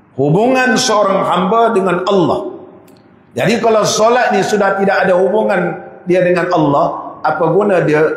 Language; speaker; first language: Malay; native; Malay